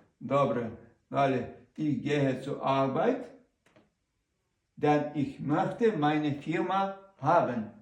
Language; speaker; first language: German; non-native, learner; Ukrainian